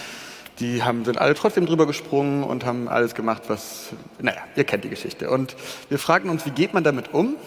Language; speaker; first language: German; native; German